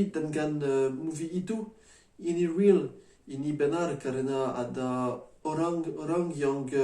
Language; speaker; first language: Indonesian; non-native, learner; French